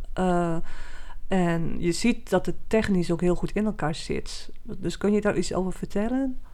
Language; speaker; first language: Dutch; native; Dutch